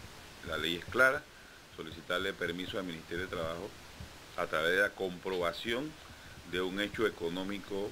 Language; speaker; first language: Spanish; native; Spanish